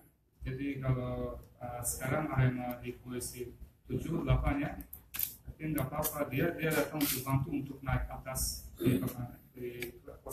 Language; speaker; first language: Indonesian; non-native, fluent; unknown